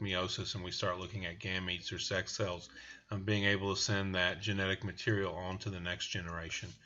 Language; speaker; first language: English; native; English